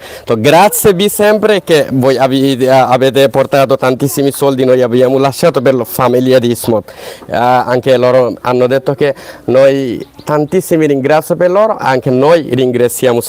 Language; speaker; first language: Italian; non-native, learner; Bangla